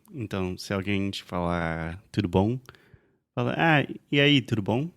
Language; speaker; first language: Portuguese; non-native, fluent; English